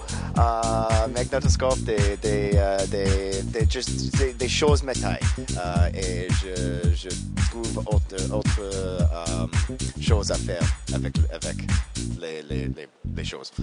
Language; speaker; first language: French; non-native, learner; English